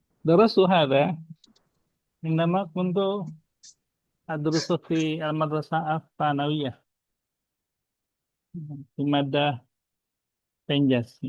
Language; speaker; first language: Arabic; non-native, fluent; Indonesian